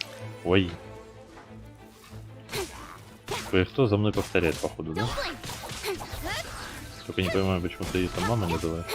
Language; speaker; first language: Russian; native; Russian